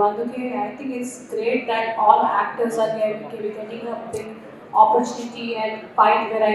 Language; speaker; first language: Telugu; non-native, local second language; Hindi